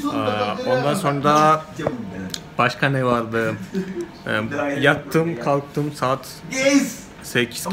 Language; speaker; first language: Turkish; non-native, fluent; Malayalam